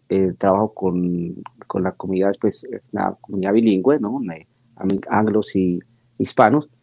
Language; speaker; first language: Spanish; native; Spanish